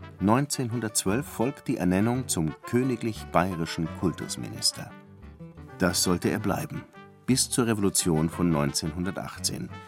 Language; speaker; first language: German; native; German